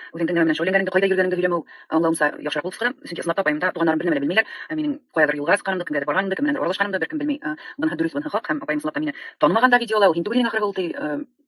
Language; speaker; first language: Tatar; non-native, local second language; Bashkir